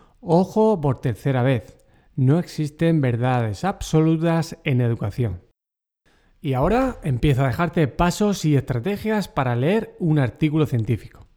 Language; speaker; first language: Spanish; native; Spanish